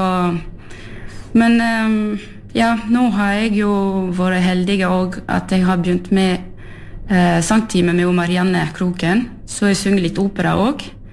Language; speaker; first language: Norwegian; non-native, fluent; French